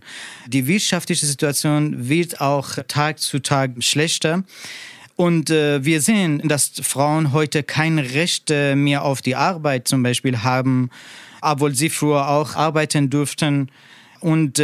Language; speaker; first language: German; non-native, learner; Persian